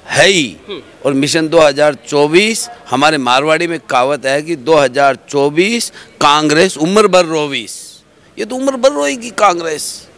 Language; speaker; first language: Hindi; native; Hindi